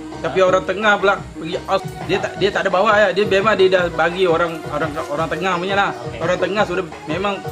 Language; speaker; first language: Malay; non-native, local second language; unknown